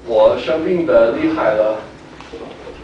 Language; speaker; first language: Chinese; non-native, learner; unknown